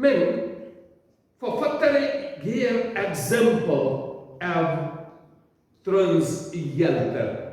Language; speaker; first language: Swedish; non-native, learner; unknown